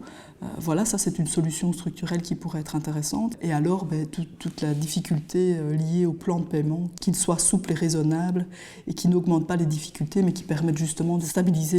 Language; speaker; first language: French; native; French